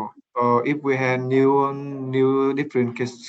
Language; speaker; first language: English; non-native, learner; Vietnamese